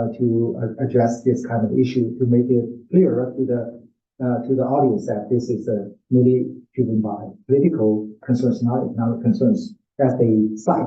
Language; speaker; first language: English; non-native, fluent; Chinese